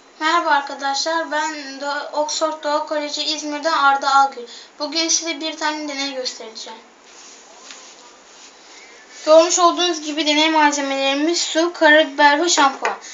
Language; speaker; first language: Turkish; native; Turkish